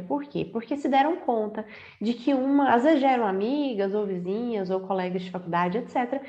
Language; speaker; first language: Portuguese; native; Portuguese